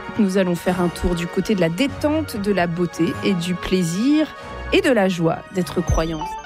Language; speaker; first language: French; native; French